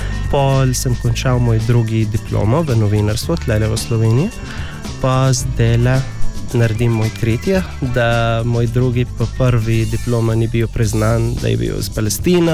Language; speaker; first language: Slovenian; non-native, learner; Arabic